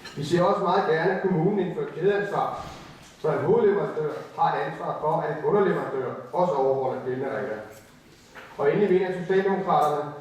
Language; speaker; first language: Danish; native; Danish